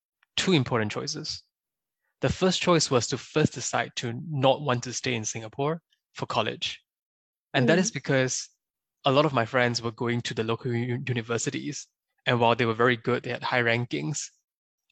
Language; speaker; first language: English; native; English